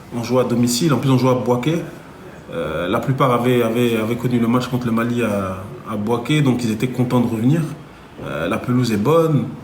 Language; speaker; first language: French; native; French